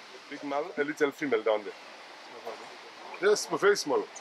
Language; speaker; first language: English; non-native, learner; French